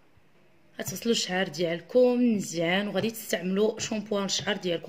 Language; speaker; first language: Arabic; native; Arabic